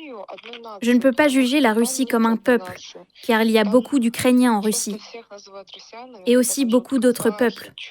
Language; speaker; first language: French; early bilingual, other home language; Ukrainian